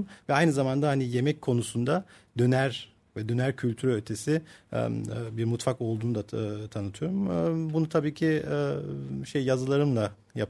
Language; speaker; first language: Turkish; early bilingual, heritage; Turkish